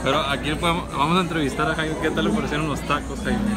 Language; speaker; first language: Spanish; native; Spanish